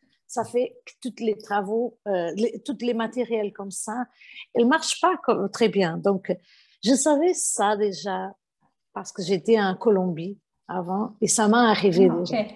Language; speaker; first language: French; non-native, fluent; Portuguese